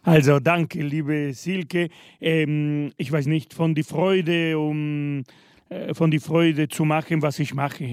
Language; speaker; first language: German; non-native, fluent; Spanish